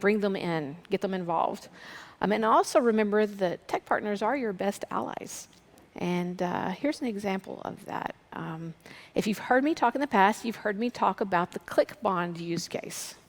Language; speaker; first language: English; native; English